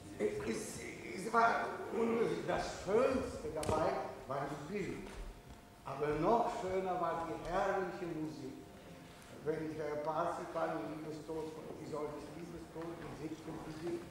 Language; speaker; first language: German; non-native, fluent; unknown